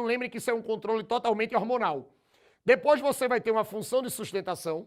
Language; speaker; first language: Portuguese; native; Portuguese